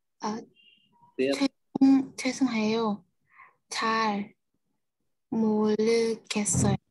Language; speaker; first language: Korean; non-native, learner; Vietnamese